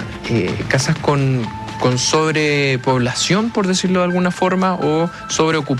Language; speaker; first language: Spanish; native; Spanish